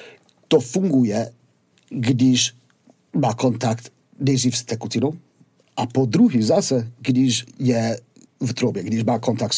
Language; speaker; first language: Czech; non-native, fluent; English